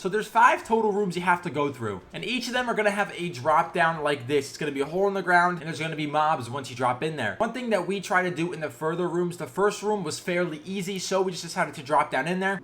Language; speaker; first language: English; native; English